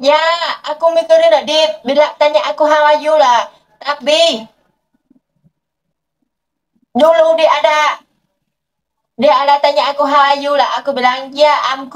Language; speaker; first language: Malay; non-native, learner; Vietnamese